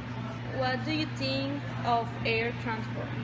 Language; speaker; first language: English; non-native, learner; Spanish